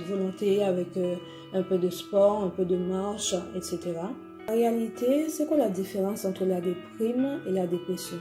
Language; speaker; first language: French; native; French